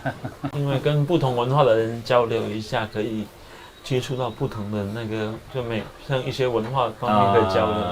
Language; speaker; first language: Chinese; native; Chinese